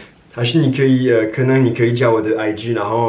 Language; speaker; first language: Chinese; non-native, fluent; French